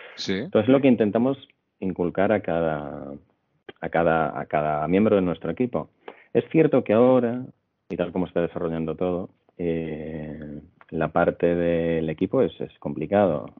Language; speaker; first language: Spanish; native; Spanish